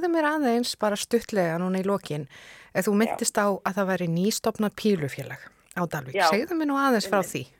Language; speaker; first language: Icelandic; native; Icelandic